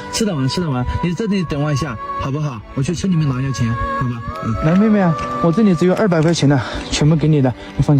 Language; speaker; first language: Chinese; native; Chinese